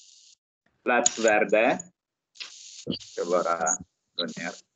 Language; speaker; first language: Swedish; non-native, fluent; Arabic